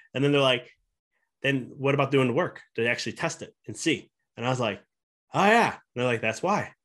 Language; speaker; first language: English; native; English